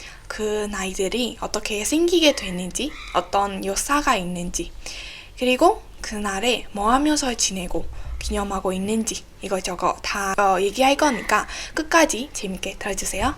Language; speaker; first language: Korean; non-native, fluent; Burmese